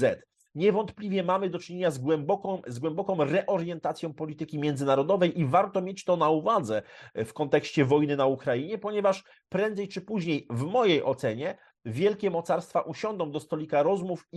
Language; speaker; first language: Polish; native; Polish